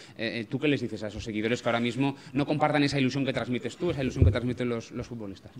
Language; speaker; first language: Spanish; non-native, local second language; Catalan